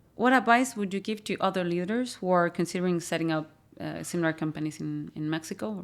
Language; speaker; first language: English; non-native, fluent; Spanish